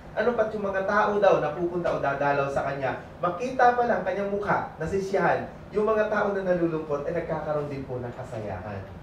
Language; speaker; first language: Filipino; native; Filipino